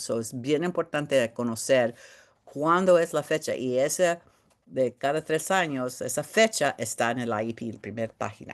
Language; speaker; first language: Spanish; early bilingual, heritage; Spanish